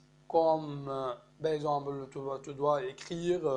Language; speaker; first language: French; non-native, fluent; Arabic